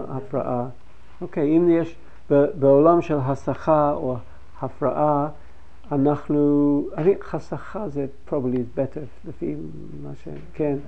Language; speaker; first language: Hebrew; non-native, fluent; English